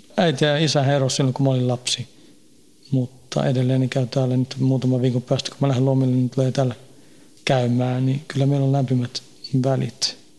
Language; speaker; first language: Finnish; early bilingual, heritage; Finnish